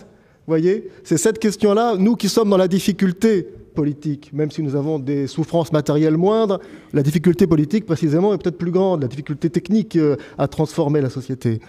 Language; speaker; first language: French; native; French